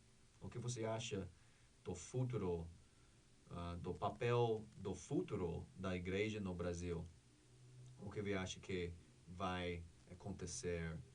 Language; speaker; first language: Portuguese; non-native, learner; English